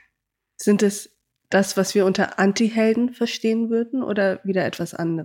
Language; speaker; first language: German; native; German